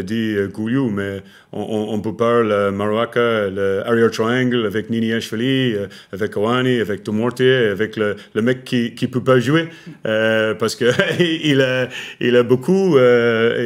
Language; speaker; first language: French; non-native, learner; English